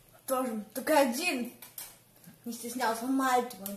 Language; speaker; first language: Russian; early bilingual, heritage; Russian